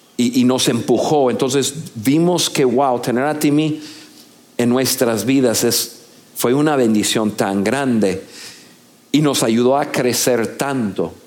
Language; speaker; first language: Spanish; non-native, fluent; English